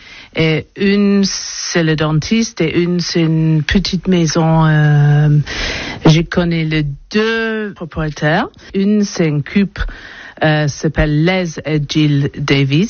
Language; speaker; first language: French; non-native, learner; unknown